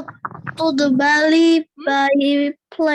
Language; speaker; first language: English; non-native, learner; Indonesian